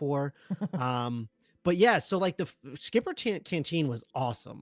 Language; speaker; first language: English; native; English